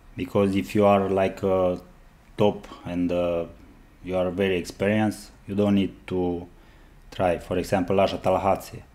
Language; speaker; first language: English; non-native, learner; Romanian